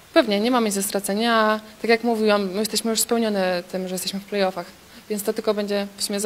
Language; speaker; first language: Polish; native; Polish